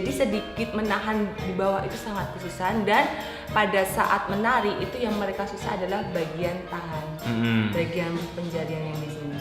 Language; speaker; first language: Indonesian; native; Indonesian